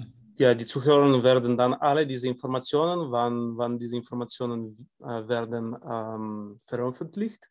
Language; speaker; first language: German; non-native, fluent; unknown